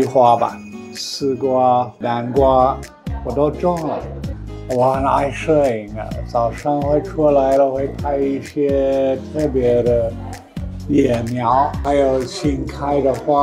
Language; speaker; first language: Chinese; non-native, fluent; English